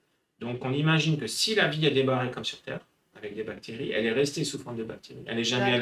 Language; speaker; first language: French; native; French